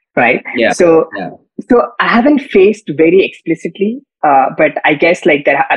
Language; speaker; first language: English; non-native, local second language; Kannada